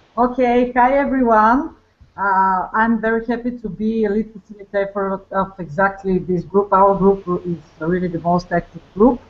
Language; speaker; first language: English; non-native, fluent; Bulgarian